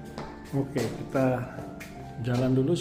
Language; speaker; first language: Indonesian; native; Indonesian